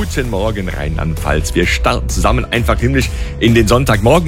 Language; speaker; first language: German; native; German